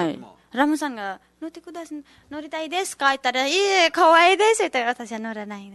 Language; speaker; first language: Japanese; non-native, learner; Nepali